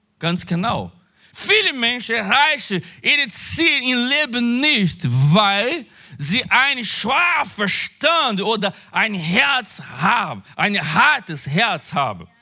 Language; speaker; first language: German; non-native, learner; Portuguese